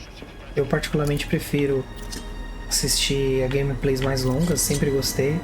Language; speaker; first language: Portuguese; native; Portuguese